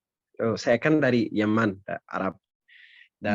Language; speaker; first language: Indonesian; non-native, learner; Arabic